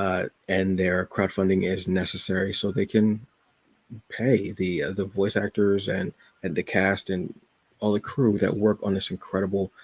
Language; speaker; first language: English; native; English